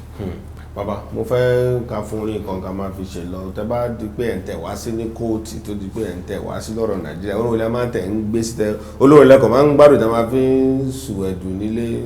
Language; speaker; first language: Yoruba; native; Yoruba